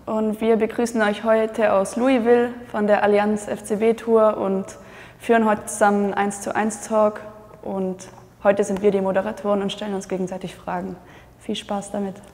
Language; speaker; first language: German; native; German